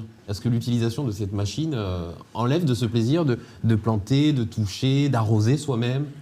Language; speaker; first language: French; native; French